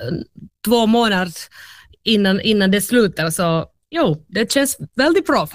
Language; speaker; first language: Swedish; non-native, local second language; Finnish